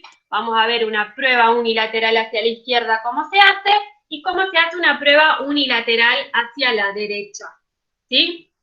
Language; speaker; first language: Spanish; native; Spanish